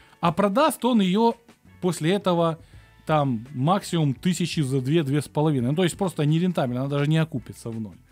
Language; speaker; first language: Russian; native; Russian